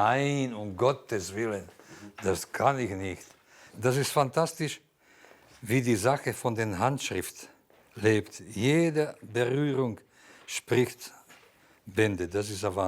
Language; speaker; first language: German; non-native, fluent; Slovak